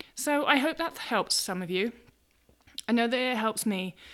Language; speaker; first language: English; native; English